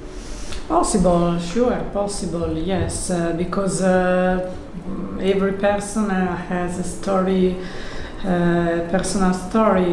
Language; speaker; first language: English; non-native, learner; Italian